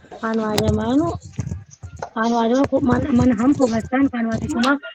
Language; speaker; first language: Persian; non-native, learner; Urdu